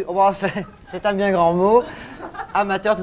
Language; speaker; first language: French; native; French